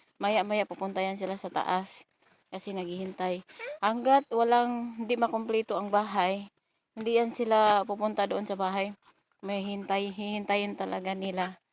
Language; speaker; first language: Filipino; native; Filipino